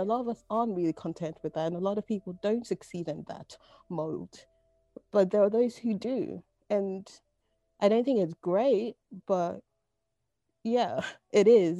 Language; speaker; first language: English; native; English